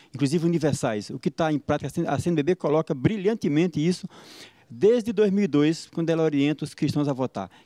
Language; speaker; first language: Portuguese; native; Portuguese